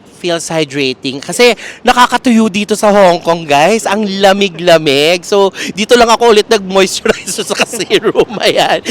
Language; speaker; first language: Filipino; native; Filipino